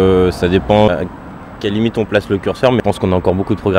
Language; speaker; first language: French; native; French